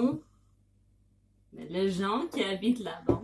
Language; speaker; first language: French; non-native, learner; Russian